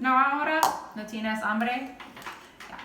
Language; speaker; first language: Spanish; non-native, learner; English